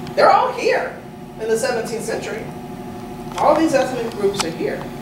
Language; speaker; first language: English; native; English